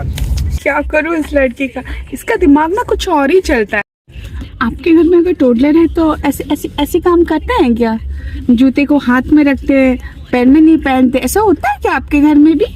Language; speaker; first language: Hindi; non-native, local second language; Odia